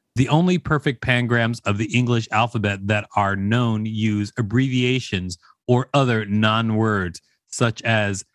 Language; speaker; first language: English; native; English